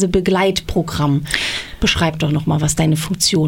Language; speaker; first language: German; native; German